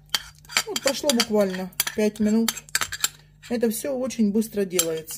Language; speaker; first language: Russian; native; Russian